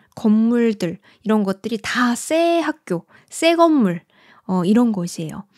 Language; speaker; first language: Korean; native; Korean